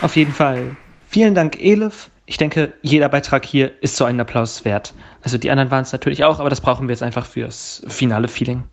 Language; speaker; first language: German; native; German